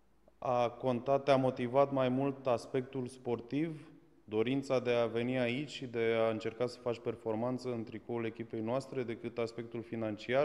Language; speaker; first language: Romanian; native; Romanian